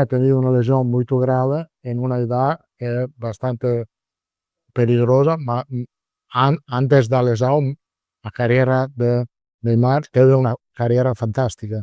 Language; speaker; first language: Portuguese; non-native, learner; Italian